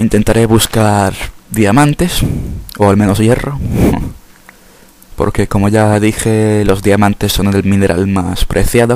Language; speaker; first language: Spanish; native; Spanish